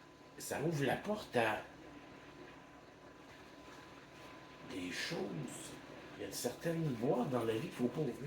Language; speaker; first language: French; native; French